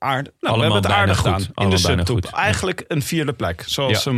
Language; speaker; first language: Dutch; native; Dutch